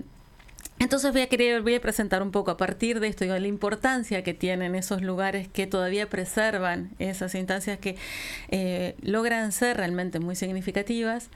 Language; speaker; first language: Spanish; native; Spanish